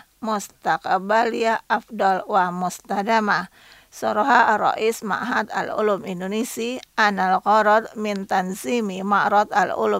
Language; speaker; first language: Arabic; non-native, fluent; Indonesian